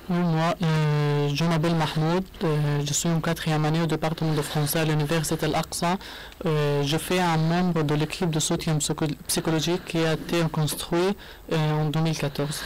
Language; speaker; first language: French; non-native, learner; Arabic